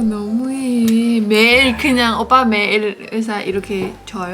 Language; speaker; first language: Korean; non-native, learner; Thai